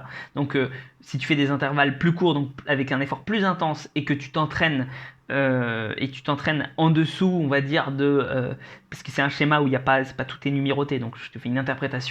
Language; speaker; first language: French; native; French